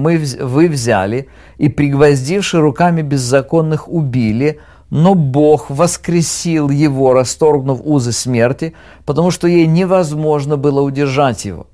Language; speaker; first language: Russian; native; Russian